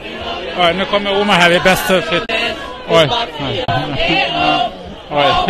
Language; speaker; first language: Swedish; native; Swedish